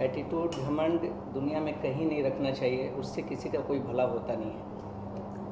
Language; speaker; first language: Hindi; native; Hindi